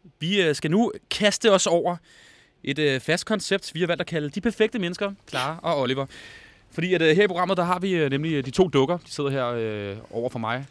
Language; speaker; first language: Danish; native; Danish